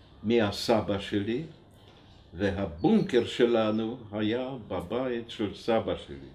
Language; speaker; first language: Hebrew; non-native, fluent; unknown